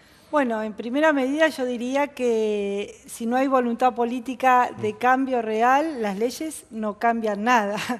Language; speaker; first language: Spanish; native; Spanish